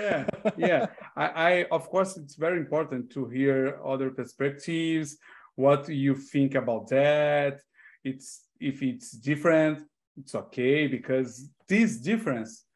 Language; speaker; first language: English; non-native, learner; Portuguese